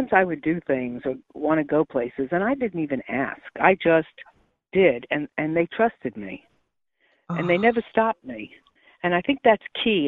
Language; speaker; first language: English; native; English